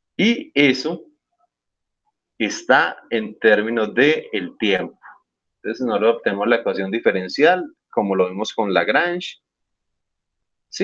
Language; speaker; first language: Spanish; native; Spanish